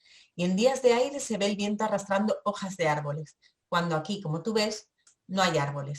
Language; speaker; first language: Spanish; native; Spanish